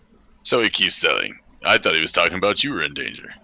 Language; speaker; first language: English; native; English